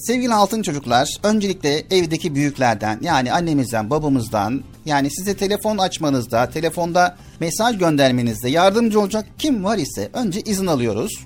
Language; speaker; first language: Turkish; native; Turkish